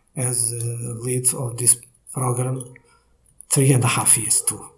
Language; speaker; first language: English; non-native, fluent; Portuguese